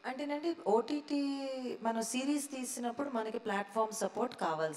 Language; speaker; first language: Telugu; native; Telugu